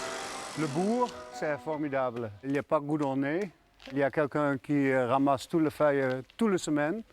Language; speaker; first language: French; non-native, fluent; Dutch